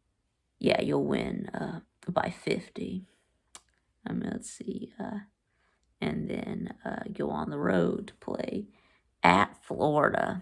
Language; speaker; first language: English; native; English